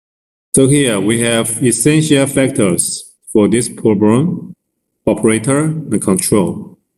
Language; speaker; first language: English; non-native, learner; Chinese